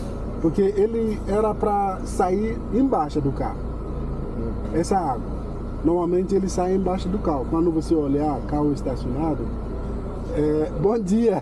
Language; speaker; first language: Portuguese; non-native, fluent; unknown